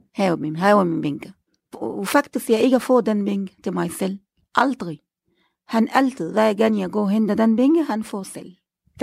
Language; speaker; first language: Danish; non-native, learner; Arabic